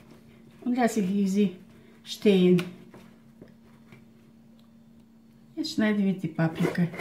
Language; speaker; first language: German; non-native, fluent; Russian